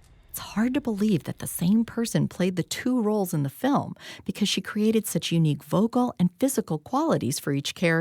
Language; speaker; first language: English; native; English